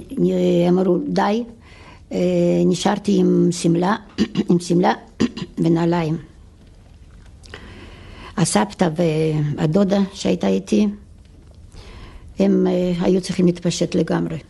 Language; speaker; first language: Hebrew; non-native, fluent; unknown